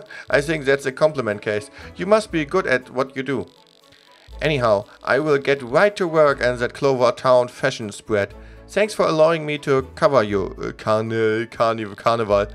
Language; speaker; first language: English; non-native, fluent; German